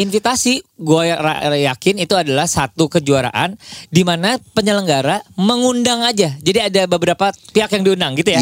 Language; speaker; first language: Indonesian; native; Indonesian